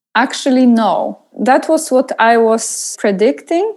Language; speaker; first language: English; non-native, fluent; Polish